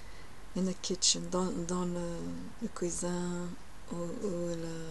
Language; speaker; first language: French; non-native, learner; English